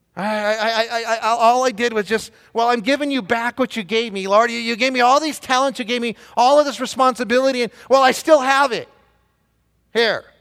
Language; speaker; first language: English; native; English